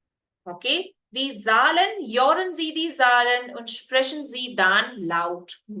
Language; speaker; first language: German; non-native, fluent; Hindi